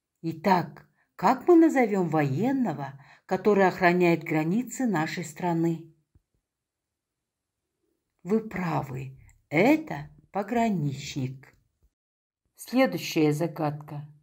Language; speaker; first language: Russian; non-native, local second language; Kazakh